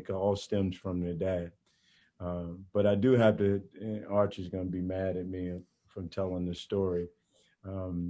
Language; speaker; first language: English; native; English